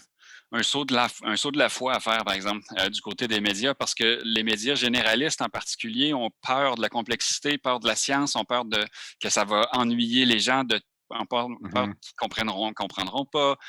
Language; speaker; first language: French; native; French